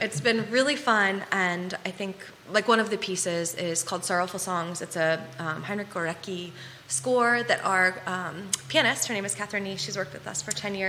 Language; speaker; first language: English; native; English